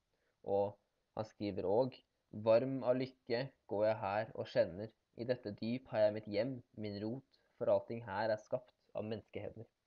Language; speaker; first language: Norwegian; native; Norwegian